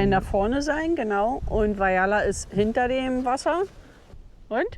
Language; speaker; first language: German; native; German